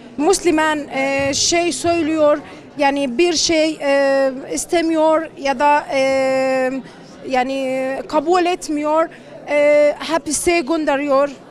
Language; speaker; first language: Turkish; non-native, learner; Arabic